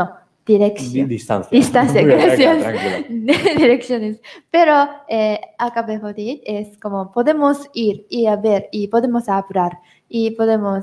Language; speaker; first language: Spanish; non-native, learner; Japanese